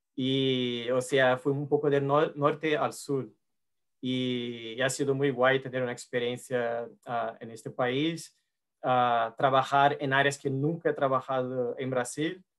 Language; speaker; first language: Spanish; non-native, learner; Portuguese